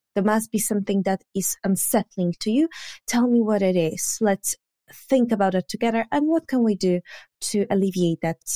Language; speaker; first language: English; non-native, fluent; Polish